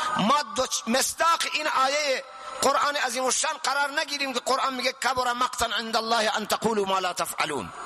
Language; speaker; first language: Persian; non-native, local second language; Baluchi